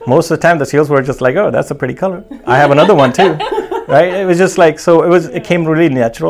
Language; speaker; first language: English; non-native, local second language; Punjabi